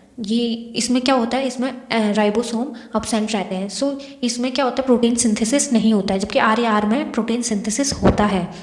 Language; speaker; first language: Hindi; native; Hindi